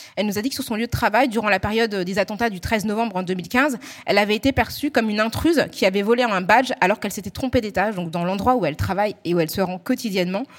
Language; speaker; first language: French; native; French